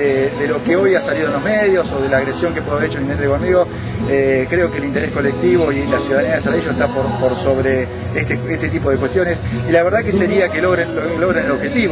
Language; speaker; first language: Spanish; native; Spanish